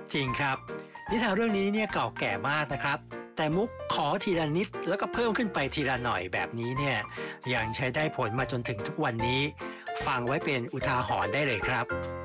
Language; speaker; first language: Thai; native; Thai